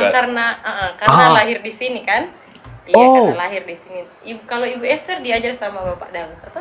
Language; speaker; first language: Indonesian; native; Indonesian